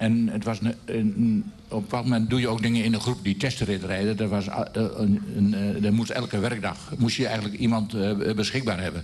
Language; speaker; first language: Dutch; native; Dutch